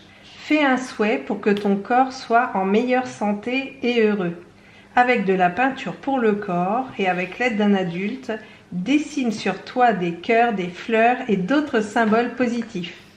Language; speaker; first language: French; native; French